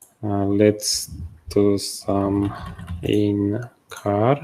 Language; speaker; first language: English; non-native, fluent; Georgian